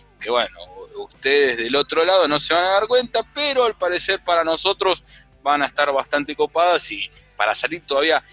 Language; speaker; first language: Spanish; native; Spanish